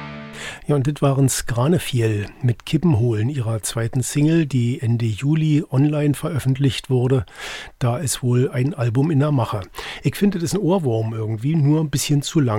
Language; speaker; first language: German; native; German